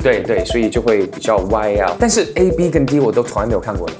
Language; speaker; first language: Chinese; non-native, fluent; English